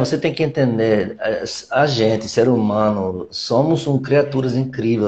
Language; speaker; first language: Portuguese; non-native, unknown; English